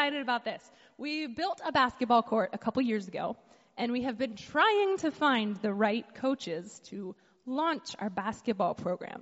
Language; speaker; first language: English; native; English